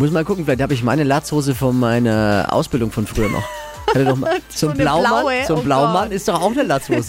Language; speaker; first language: German; native; German